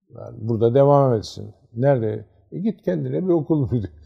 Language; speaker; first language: Turkish; native; Turkish